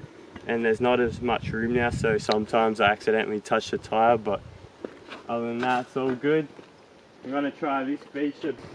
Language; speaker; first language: English; native; English